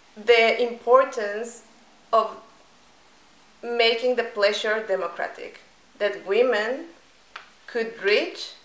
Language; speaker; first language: English; non-native, fluent; Spanish